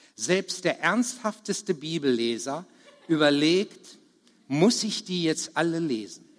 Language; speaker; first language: German; native; German